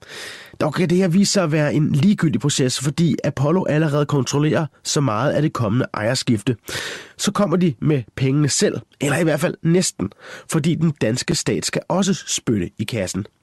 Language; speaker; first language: Danish; native; Danish